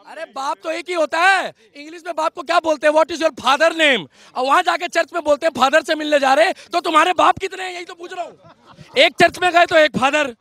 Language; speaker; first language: Hindi; native; Hindi